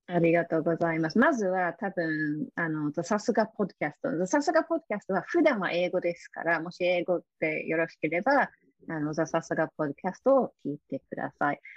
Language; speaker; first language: Japanese; non-native, fluent; English